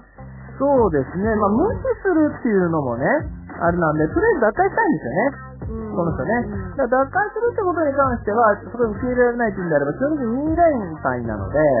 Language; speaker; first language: Japanese; native; Japanese